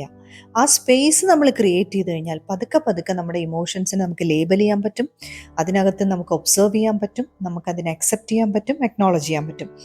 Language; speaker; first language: Malayalam; native; Malayalam